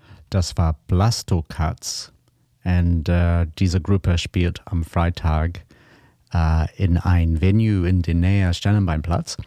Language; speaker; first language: German; non-native, learner; English